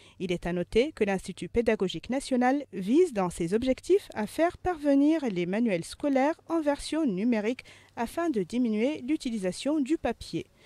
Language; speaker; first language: French; non-native, local second language; Arabic